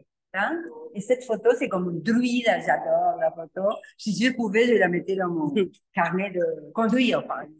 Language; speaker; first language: French; non-native, learner; Spanish